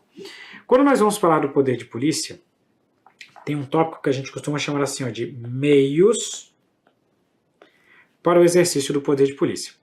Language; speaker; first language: Portuguese; native; Portuguese